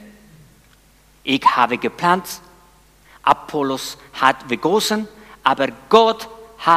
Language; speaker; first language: German; non-native, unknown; Spanish